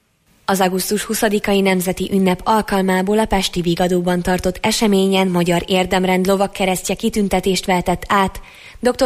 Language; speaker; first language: Hungarian; native; Hungarian